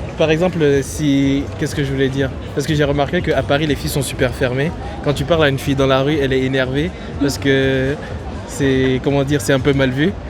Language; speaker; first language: French; native; French